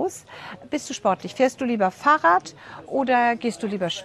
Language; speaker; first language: German; native; German